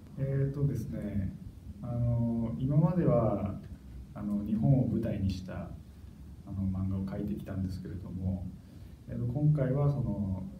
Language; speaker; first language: Japanese; native; Japanese